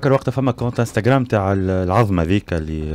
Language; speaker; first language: Arabic; native; Arabic